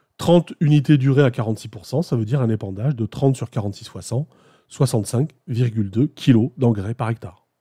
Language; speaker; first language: French; native; French